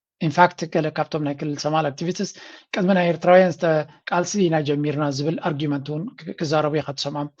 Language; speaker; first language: Tigrinya; native; Tigrinya